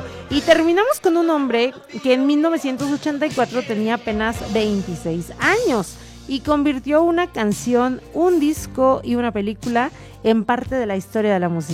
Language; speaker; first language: Spanish; native; Spanish